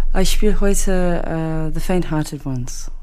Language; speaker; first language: German; non-native, learner; English